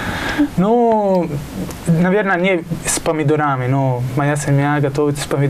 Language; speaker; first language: Russian; non-native, learner; Italian